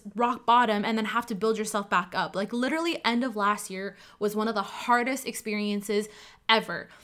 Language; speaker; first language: English; early bilingual, other home language; Cantonese